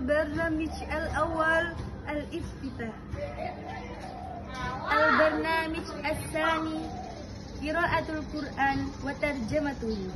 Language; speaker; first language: Arabic; non-native, learner; Indonesian